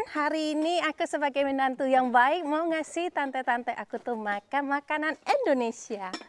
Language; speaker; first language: Indonesian; native; Indonesian